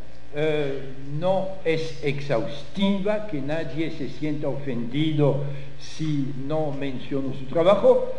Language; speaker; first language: Spanish; non-native, fluent; French